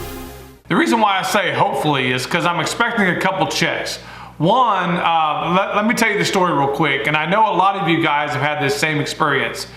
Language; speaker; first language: English; native; English